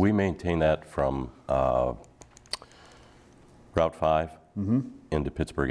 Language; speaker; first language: English; native; English